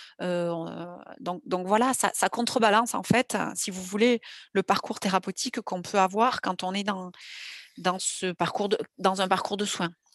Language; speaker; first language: French; native; French